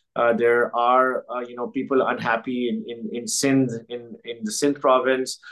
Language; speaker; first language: English; non-native, local second language; Urdu